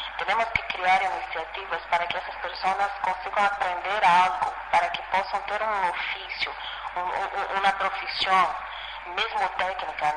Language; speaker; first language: Spanish; non-native, fluent; Portuguese